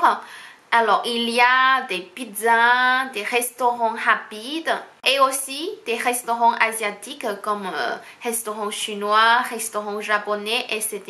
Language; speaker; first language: French; non-native, fluent; Chinese